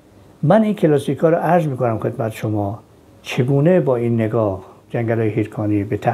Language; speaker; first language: Persian; native; Persian